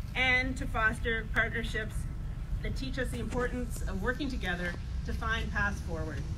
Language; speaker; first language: English; native; English